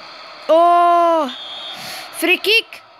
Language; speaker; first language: Russian; non-native, fluent; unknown